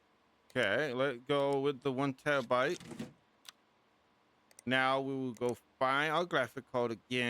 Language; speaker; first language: English; native; English